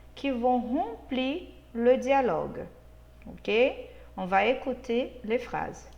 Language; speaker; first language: French; non-native, fluent; Portuguese